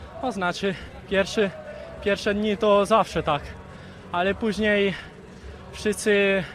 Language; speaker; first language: Polish; early bilingual, heritage; Polish